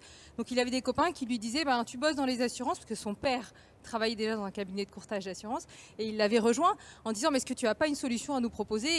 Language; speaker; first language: French; native; French